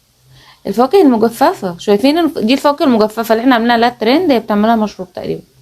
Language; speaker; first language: Arabic; native; Arabic